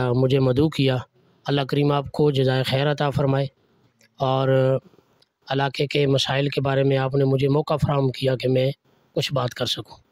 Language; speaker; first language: Urdu; non-native, local second language; Northern Hindko